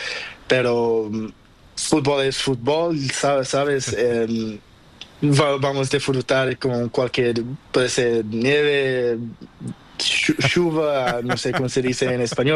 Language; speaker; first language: Spanish; non-native, learner; Portuguese